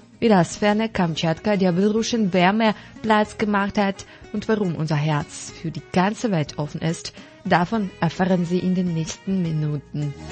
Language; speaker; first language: German; non-native, fluent; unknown